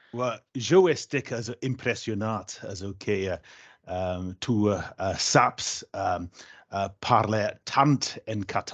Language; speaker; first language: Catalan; non-native, learner; English